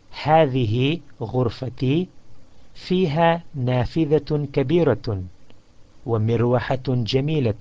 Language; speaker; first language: Arabic; non-native, fluent; English